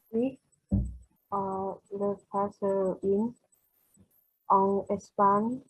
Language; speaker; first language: French; non-native, learner; Vietnamese